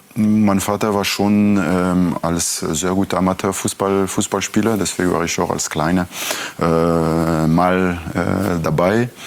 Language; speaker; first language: German; non-native, local second language; French